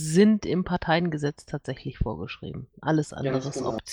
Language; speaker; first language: German; native; German